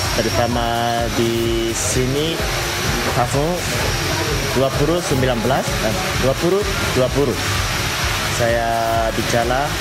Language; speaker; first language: Indonesian; non-native, learner; Japanese